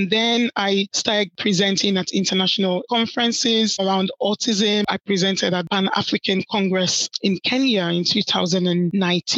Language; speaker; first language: English; non-native, local second language; Yoruba